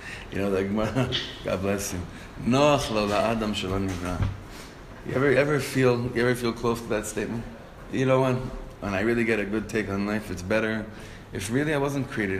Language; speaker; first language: English; native; English